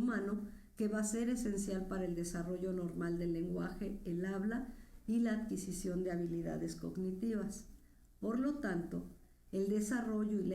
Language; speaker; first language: Spanish; native; Spanish